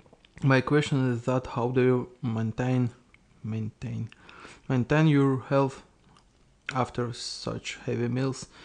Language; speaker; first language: English; non-native, learner; Russian